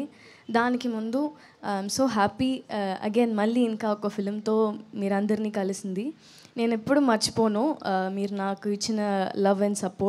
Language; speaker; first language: Telugu; non-native, learner; Tamil